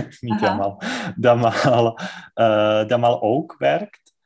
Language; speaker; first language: Dutch; non-native, learner; Czech